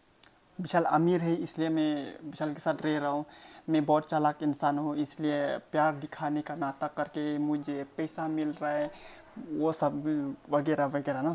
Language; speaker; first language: Hindi; non-native, local second language; Khasi